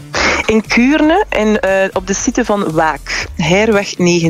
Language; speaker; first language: Dutch; native; Dutch